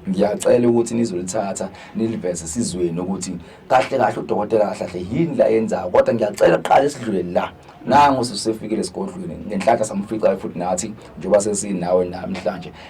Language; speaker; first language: Zulu; native; Zulu